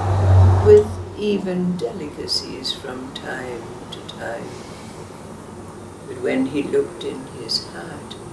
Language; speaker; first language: English; native; English